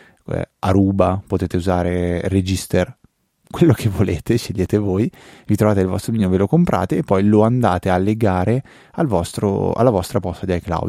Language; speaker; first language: Italian; native; Italian